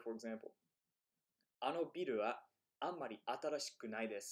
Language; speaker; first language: Japanese; non-native, fluent; English